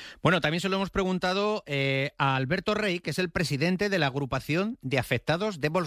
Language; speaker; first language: Spanish; native; Spanish